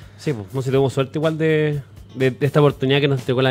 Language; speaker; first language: Spanish; native; Spanish